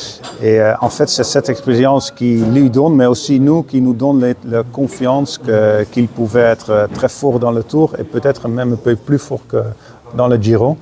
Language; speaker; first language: French; non-native, fluent; Dutch